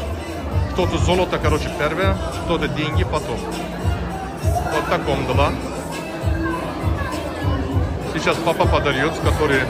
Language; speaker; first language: Russian; non-native, learner; Turkish